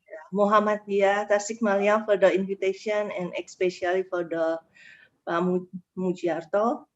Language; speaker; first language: English; non-native, learner; Indonesian